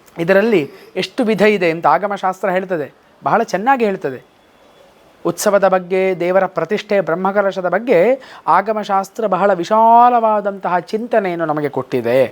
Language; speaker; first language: Kannada; native; Kannada